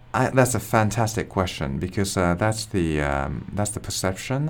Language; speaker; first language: English; non-native, fluent; Japanese